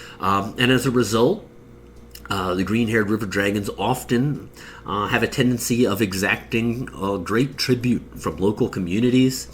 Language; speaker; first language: English; native; English